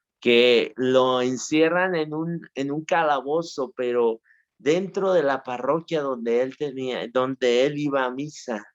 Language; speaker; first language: Spanish; native; Spanish